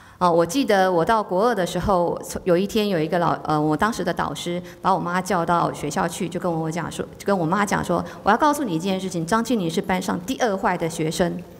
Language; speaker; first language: Chinese; native; Chinese